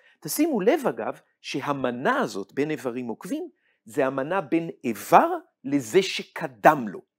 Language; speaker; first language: Hebrew; native; Hebrew